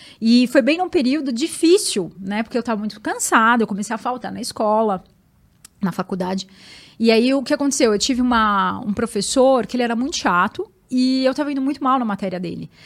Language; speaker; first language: Portuguese; native; Portuguese